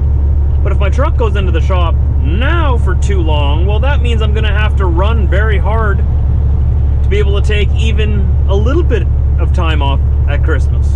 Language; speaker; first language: English; native; English